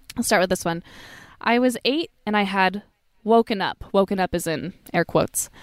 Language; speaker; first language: English; native; English